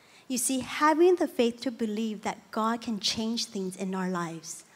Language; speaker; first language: English; early bilingual, other home language; Chinese